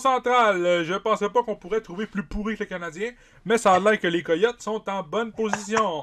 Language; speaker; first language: French; native; French